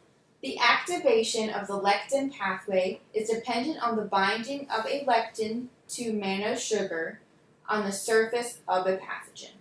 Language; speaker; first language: English; native; English